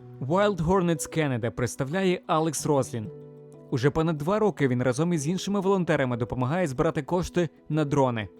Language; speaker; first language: Ukrainian; native; Ukrainian